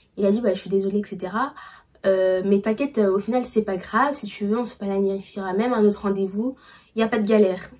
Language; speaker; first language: French; early bilingual, other home language; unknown